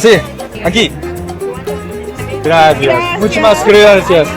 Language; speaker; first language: Spanish; non-native, learner; Korean